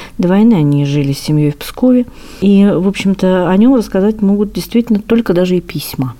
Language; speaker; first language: Russian; native; Russian